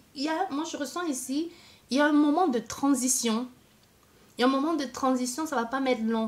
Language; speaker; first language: French; native; French